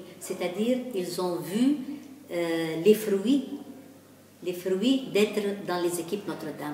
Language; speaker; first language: French; non-native, local second language; Arabic